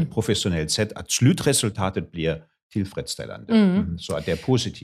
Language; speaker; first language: Swedish; non-native, fluent; German